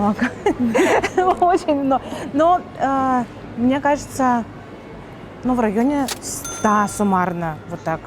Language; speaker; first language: Russian; native; Russian